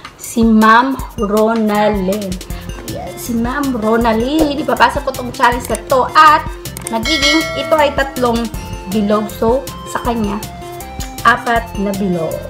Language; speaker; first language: Filipino; non-native, local second language; Cebuano